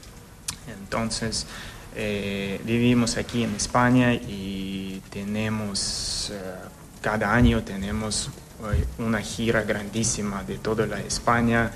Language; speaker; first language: Spanish; non-native, learner; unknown